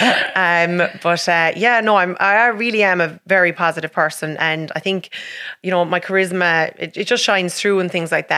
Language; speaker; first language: English; native; English